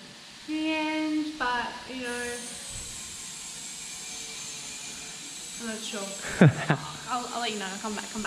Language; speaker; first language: English; native; English